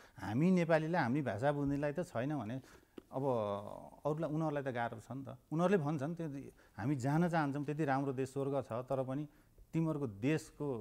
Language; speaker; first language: Nepali; native; Nepali